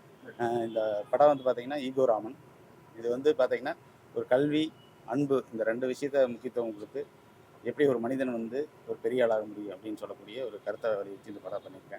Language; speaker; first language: Tamil; native; Tamil